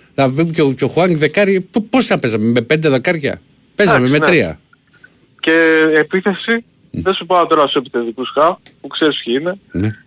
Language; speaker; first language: Greek; native; Greek